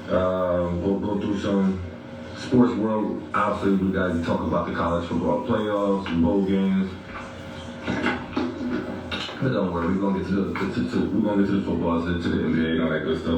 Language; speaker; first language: English; native; English